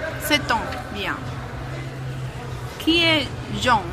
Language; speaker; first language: French; non-native, fluent; Spanish